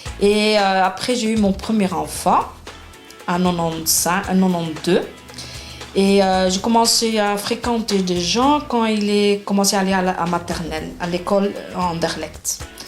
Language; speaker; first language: French; non-native, fluent; Arabic